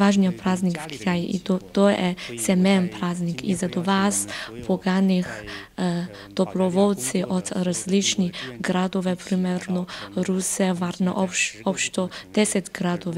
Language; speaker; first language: Bulgarian; non-native, fluent; Chinese